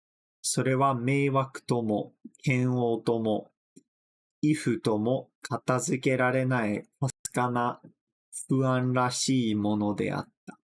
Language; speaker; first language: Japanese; non-native, fluent; English